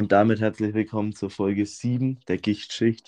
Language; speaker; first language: German; native; German